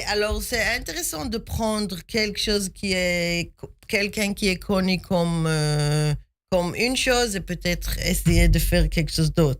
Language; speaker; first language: French; non-native, fluent; Hebrew